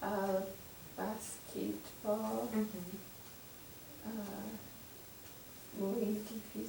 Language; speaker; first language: Spanish; non-native, learner; English